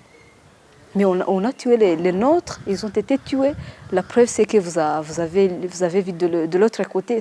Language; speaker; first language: French; non-native, local second language; Kinyarwanda